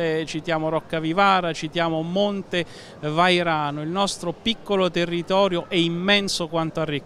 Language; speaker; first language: Italian; native; Italian